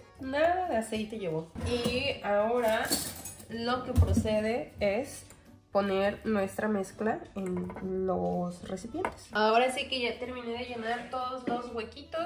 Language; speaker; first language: Spanish; native; Spanish